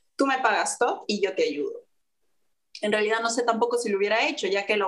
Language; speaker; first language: Spanish; native; Spanish